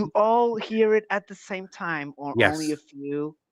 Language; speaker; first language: English; non-native, fluent; Portuguese